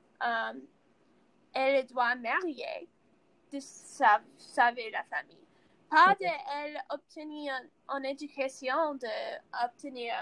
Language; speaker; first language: French; non-native, learner; English